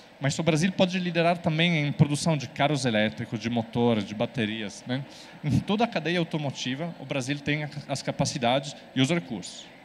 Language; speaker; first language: Portuguese; non-native, fluent; Italian